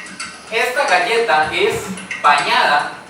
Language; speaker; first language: Spanish; native; Spanish